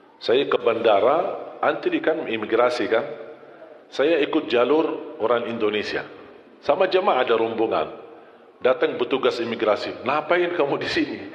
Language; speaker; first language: Malay; non-native, fluent; Arabic